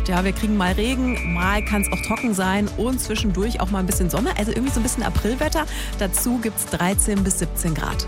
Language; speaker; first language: German; native; German